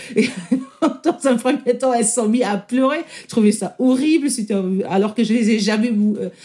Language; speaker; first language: French; non-native, fluent; German